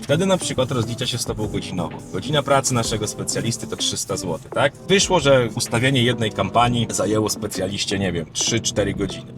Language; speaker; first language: Polish; native; Polish